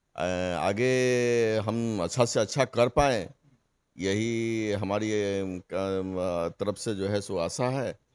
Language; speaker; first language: Hindi; native; Hindi